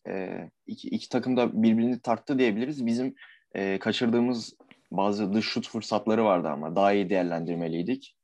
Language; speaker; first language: Turkish; native; Turkish